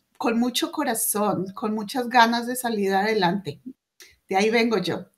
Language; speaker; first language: Spanish; native; Spanish